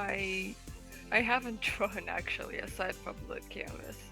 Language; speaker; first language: English; native; English